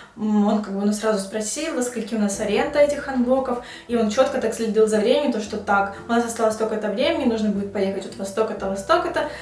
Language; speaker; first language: Russian; native; Russian